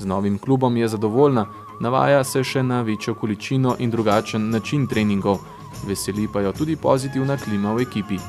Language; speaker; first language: Slovenian; native; Slovenian